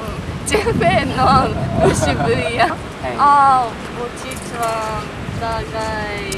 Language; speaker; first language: Chinese; non-native, learner; Japanese